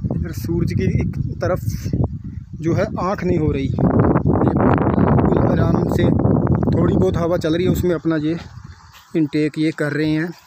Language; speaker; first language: Hindi; non-native, local second language; Punjabi